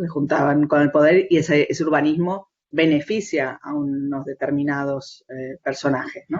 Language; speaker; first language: Spanish; native; Spanish